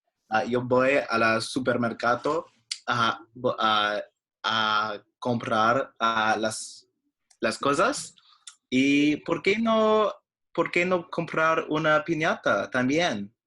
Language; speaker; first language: Spanish; non-native, learner; English